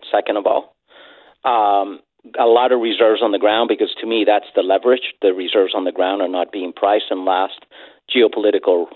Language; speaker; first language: English; non-native, fluent; Spanish